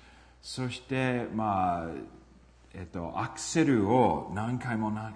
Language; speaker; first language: Japanese; non-native, fluent; English